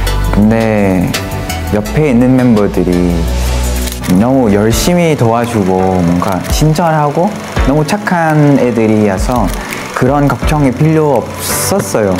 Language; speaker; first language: Korean; non-native, fluent; Vietnamese